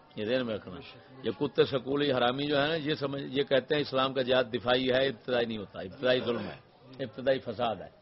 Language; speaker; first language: Urdu; non-native, local second language; Punjabi